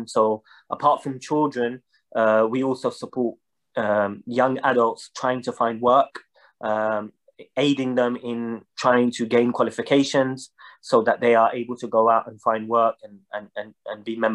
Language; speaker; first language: English; native; English